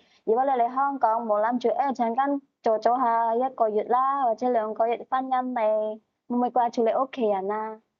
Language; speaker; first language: Cantonese; native; Cantonese